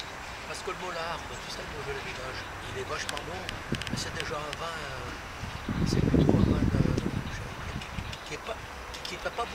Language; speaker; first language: French; native; French